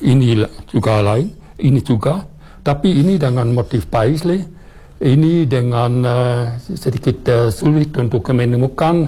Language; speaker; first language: Indonesian; non-native, fluent; German